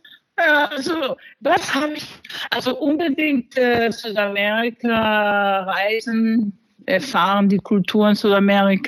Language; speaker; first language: German; non-native, fluent; English